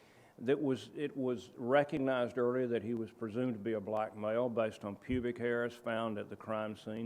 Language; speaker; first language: English; native; English